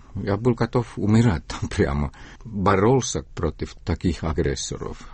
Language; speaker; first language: Russian; non-native, fluent; Estonian